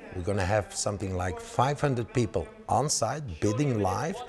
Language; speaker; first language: English; non-native, fluent; Dutch